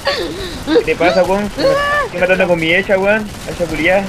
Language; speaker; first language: Spanish; native; Spanish